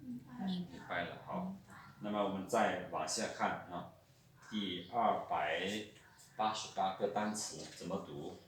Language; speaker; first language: Chinese; non-native, fluent; Lao